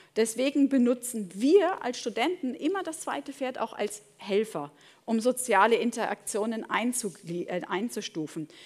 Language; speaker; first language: German; native; German